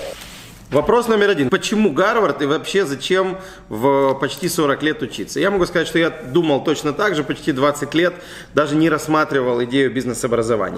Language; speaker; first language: Russian; native; Russian